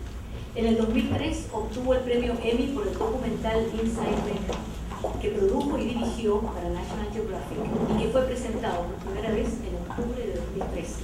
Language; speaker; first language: Spanish; native; Spanish